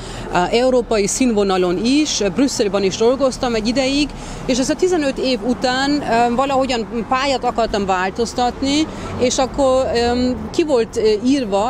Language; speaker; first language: Hungarian; early bilingual, heritage; Hungarian